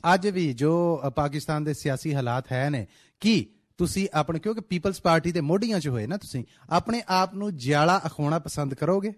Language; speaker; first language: Punjabi; native; Punjabi